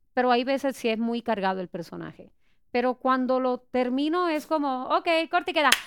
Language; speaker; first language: Spanish; native; Spanish